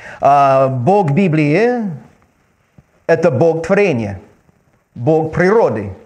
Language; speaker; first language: Russian; non-native, learner; English